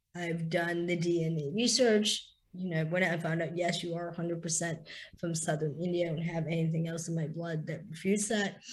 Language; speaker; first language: English; native; English